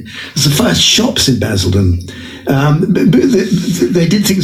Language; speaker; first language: English; native; English